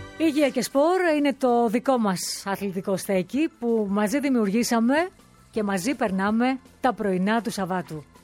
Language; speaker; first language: Greek; native; Greek